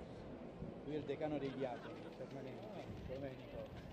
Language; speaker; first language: Italian; native; Italian